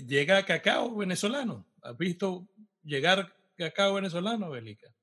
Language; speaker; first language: Spanish; native; Spanish